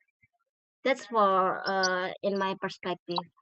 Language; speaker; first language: English; non-native, learner; Indonesian